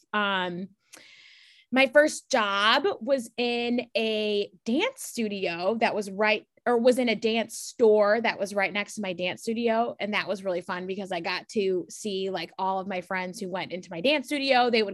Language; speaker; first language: English; native; English